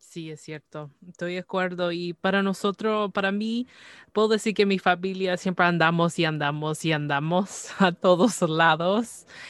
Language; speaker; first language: Spanish; early bilingual, heritage; Spanish